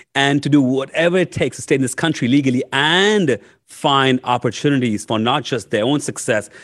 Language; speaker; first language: English; non-native, local second language; Hindi